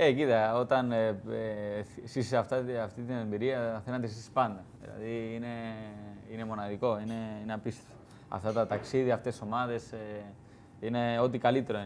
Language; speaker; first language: Greek; non-native, fluent; Spanish